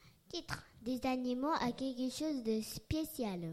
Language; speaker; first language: French; non-native, learner; Korean